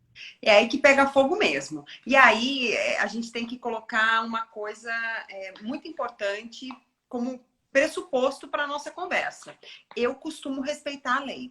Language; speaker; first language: Portuguese; native; Portuguese